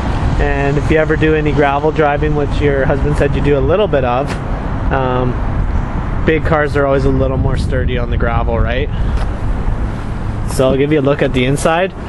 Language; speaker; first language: English; native; English